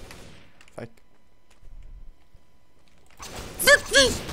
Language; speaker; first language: German; native; German